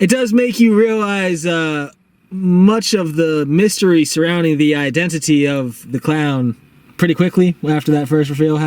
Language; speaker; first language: English; native; English